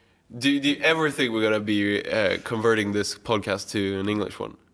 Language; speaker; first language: English; non-native, fluent; Swedish